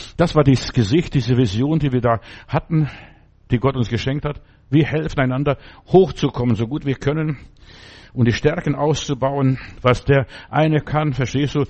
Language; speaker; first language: German; early bilingual, other home language; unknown